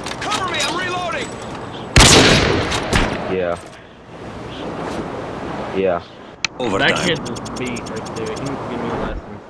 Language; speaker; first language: English; native; English